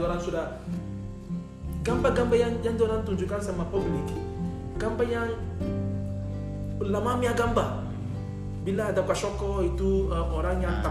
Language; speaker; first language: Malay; non-native, learner; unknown